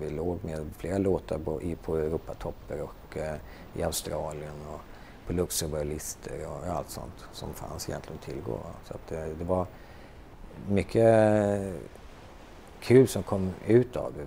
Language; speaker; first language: Swedish; native; Swedish